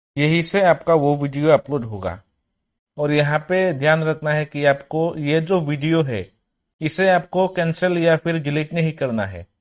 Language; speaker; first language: Hindi; native; Hindi